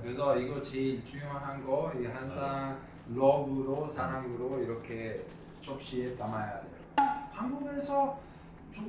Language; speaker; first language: Korean; non-native, learner; Italian